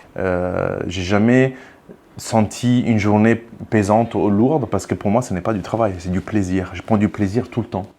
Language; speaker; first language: French; non-native, fluent; Italian